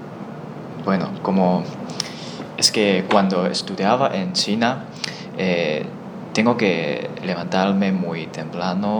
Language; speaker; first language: Spanish; non-native, learner; Chinese